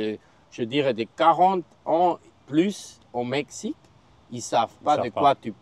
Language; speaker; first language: French; non-native, local second language; German